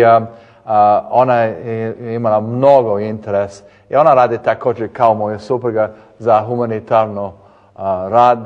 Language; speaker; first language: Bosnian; early bilingual, heritage; English